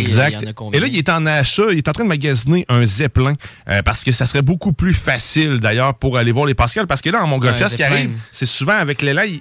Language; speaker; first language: French; native; French